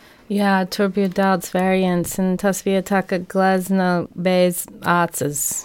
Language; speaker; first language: Latvian; non-native, learner; English